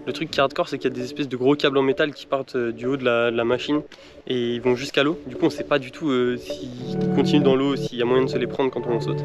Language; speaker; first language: French; native; French